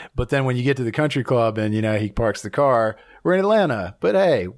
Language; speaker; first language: English; native; English